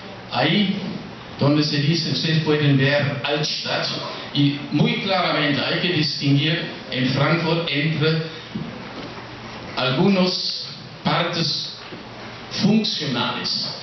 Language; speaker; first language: Spanish; non-native, fluent; German